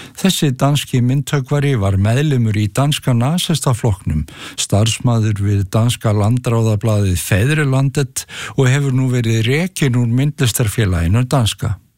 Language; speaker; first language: Icelandic; native; Icelandic